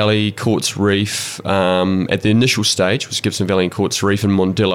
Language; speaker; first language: English; native; English